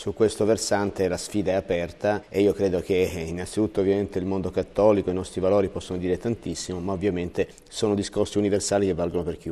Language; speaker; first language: Italian; native; Italian